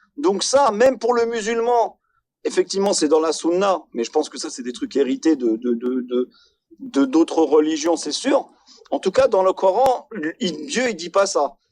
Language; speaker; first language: French; native; French